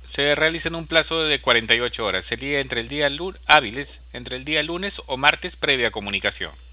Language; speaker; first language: Spanish; native; Spanish